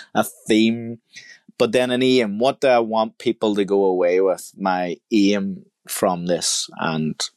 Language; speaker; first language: English; native; English